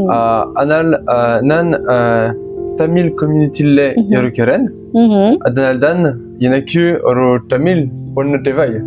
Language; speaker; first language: Tamil; non-native, learner; French